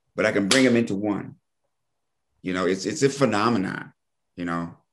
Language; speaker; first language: English; native; English